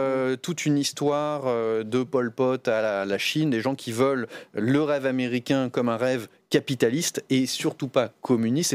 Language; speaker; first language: French; native; French